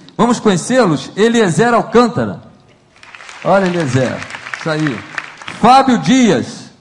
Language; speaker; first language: Portuguese; native; Portuguese